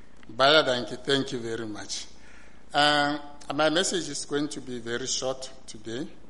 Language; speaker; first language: English; non-native, local second language; Tswana